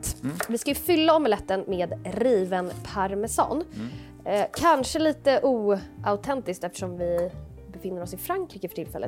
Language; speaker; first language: Swedish; native; Swedish